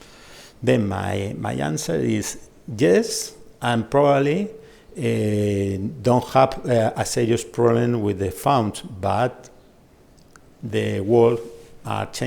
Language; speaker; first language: English; non-native, fluent; Spanish